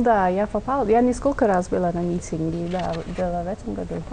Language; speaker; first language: Russian; non-native, fluent; English